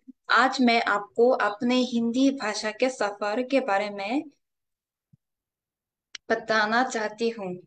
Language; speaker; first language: Hindi; non-native, fluent; Korean